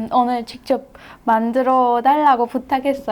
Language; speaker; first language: Korean; non-native, fluent; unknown